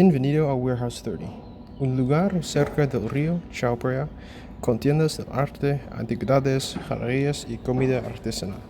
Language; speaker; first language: Spanish; non-native, learner; English